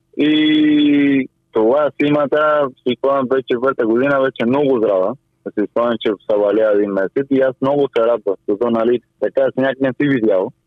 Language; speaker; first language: Bulgarian; non-native, fluent; Spanish